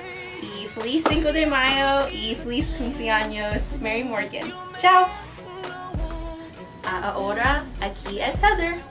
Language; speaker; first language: Spanish; non-native, learner; English